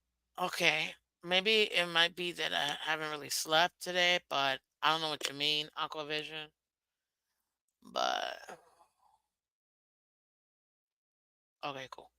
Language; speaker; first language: English; native; English